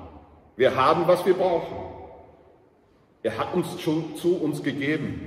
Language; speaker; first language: German; non-native, learner; English